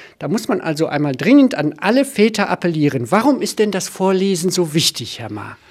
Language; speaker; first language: German; native; German